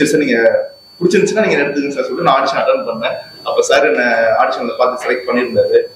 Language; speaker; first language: Tamil; native; Tamil